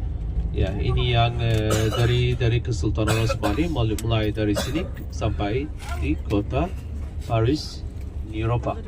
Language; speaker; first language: Indonesian; non-native, fluent; Turkish